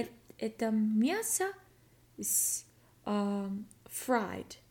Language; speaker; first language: Russian; non-native, learner; English